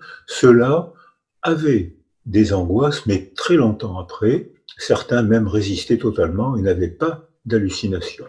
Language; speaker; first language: French; native; French